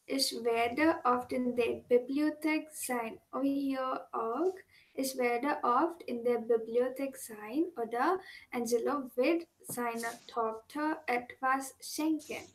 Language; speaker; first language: German; non-native, learner; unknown